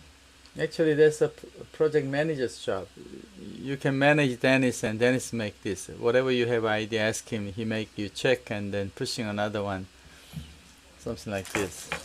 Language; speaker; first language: English; non-native, learner; Korean